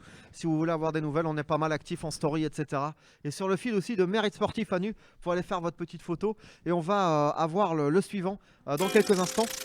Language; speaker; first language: French; native; French